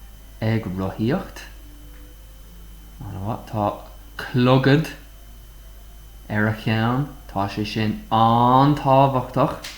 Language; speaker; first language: Irish; non-native, local second language; English